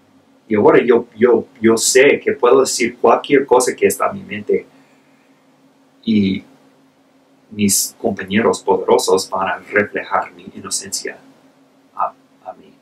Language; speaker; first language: Spanish; non-native, fluent; English